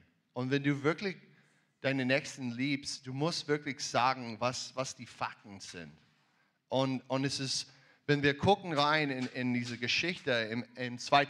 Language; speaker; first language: German; non-native, fluent; English